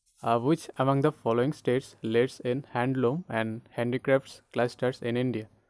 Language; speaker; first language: English; non-native, local second language; Bangla